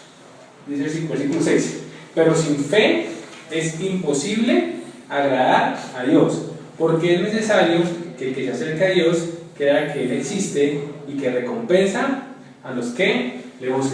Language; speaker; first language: Spanish; native; Spanish